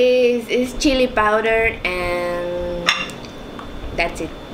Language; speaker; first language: English; non-native, fluent; Spanish